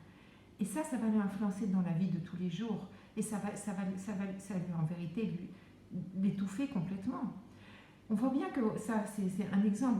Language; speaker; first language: French; native; French